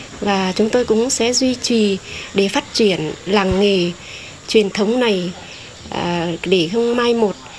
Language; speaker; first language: Vietnamese; non-native, local second language; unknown